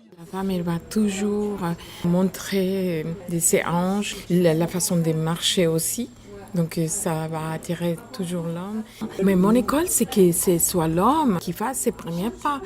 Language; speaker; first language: French; non-native, fluent; Spanish